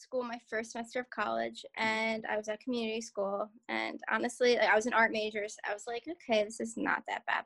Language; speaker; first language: English; native; English